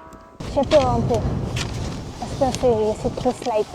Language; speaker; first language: French; non-native, learner; Thai